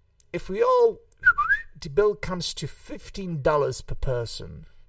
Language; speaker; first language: English; non-native, fluent; Hungarian